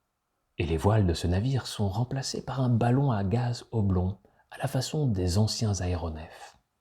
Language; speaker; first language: French; native; French